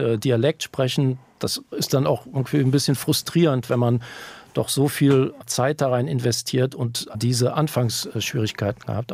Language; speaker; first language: German; native; German